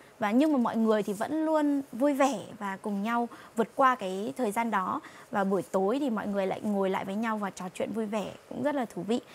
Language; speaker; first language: Vietnamese; non-native, local second language; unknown